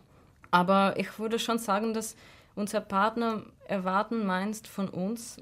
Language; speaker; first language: German; non-native, fluent; Russian